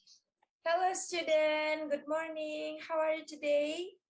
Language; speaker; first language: English; non-native, learner; Indonesian